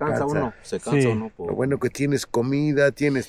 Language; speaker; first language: Spanish; native; Spanish